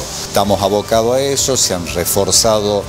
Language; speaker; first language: Spanish; native; Spanish